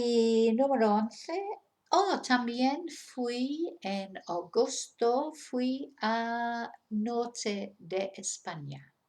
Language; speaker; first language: Spanish; non-native, fluent; English